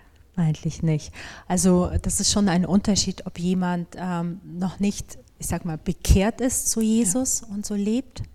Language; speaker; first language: German; native; German